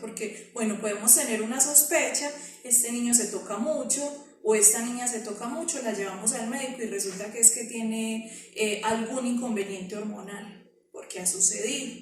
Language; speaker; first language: Spanish; native; Spanish